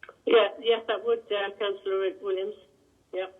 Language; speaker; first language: English; native; English